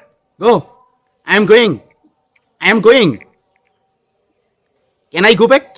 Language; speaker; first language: English; non-native, learner; Bangla